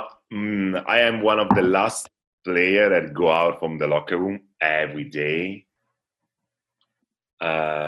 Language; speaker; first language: English; non-native, fluent; Italian